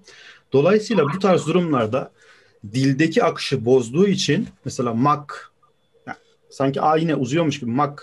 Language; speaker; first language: Turkish; native; Turkish